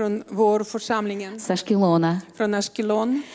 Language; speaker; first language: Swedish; non-native, learner; Russian